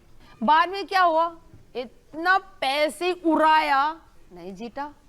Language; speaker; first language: Hindi; non-native, local second language; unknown